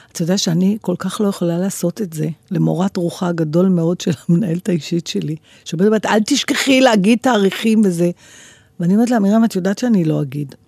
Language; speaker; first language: Hebrew; native; Hebrew